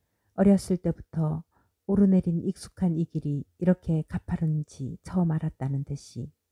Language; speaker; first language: Korean; native; Korean